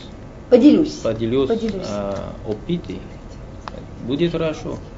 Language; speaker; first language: Russian; non-native, learner; French